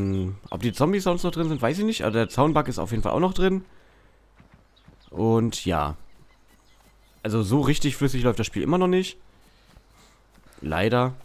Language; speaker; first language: German; native; German